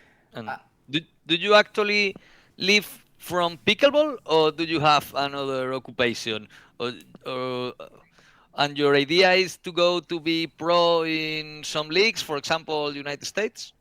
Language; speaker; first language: English; non-native, learner; Spanish